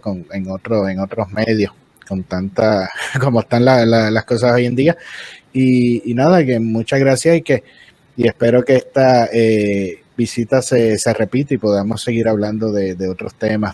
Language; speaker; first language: Spanish; native; Spanish